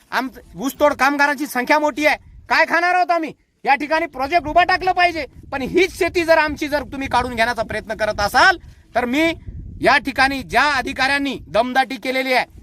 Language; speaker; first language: Marathi; non-native, local second language; Lambadi